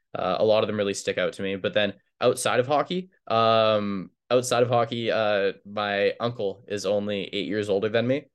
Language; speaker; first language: English; native; English